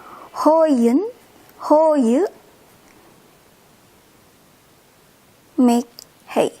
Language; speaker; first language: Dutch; non-native, fluent; Indonesian